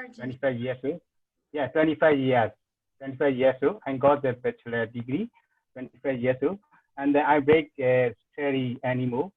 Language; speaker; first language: English; non-native, learner; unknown